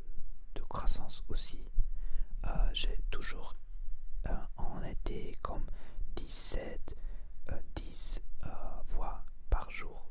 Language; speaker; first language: French; non-native, learner; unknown